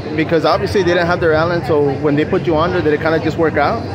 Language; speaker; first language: English; native; English